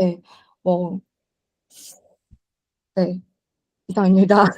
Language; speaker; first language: Korean; non-native, learner; Chinese